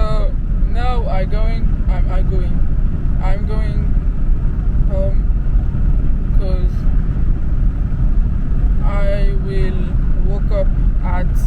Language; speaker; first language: English; non-native, learner; Haitian Creole